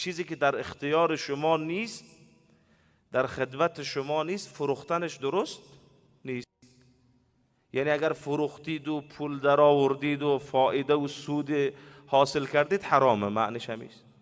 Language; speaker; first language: Persian; native; Persian